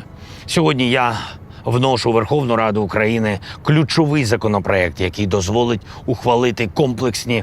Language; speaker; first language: Ukrainian; non-native, local second language; Russian